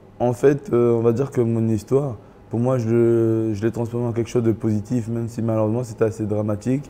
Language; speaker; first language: French; early bilingual, other home language; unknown